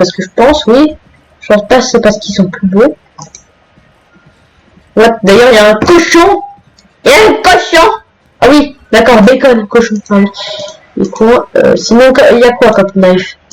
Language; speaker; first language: French; native; French